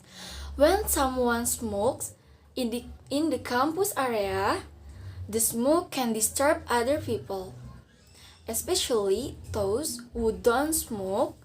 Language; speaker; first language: English; non-native, learner; Indonesian